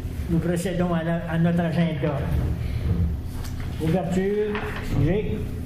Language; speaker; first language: French; native; French